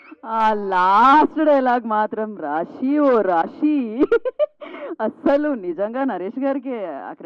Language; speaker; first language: Telugu; native; Telugu